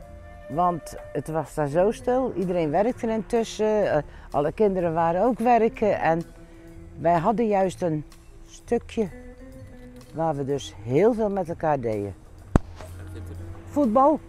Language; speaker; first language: Dutch; native; Dutch